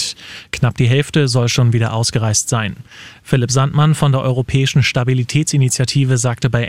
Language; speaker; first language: German; native; German